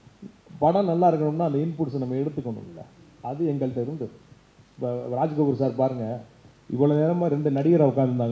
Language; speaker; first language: Tamil; native; Tamil